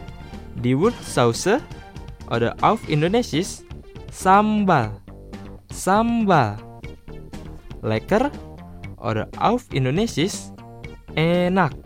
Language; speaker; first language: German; non-native, fluent; Indonesian